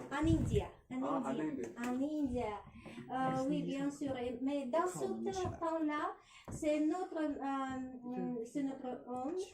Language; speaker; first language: French; non-native, learner; Russian